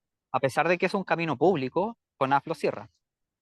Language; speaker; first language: Spanish; native; Spanish